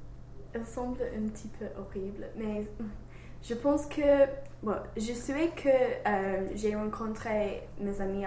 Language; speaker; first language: French; non-native, learner; English